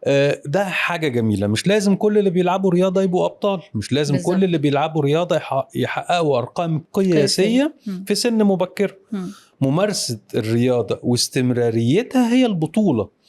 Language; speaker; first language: Arabic; native; Arabic